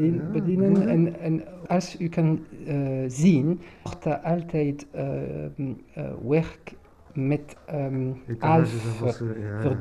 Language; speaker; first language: Dutch; non-native, local second language; French